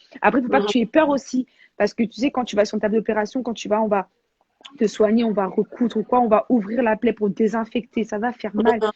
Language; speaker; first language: French; native; French